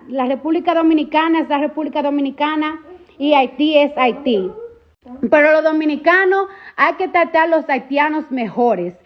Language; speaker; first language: Spanish; early bilingual, heritage; Spanish